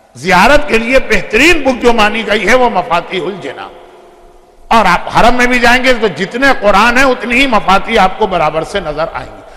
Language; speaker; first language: Urdu; native; Urdu